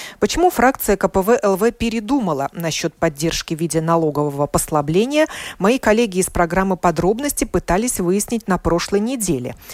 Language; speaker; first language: Russian; native; Russian